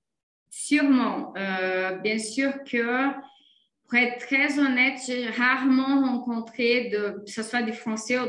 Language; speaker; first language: French; non-native, fluent; Portuguese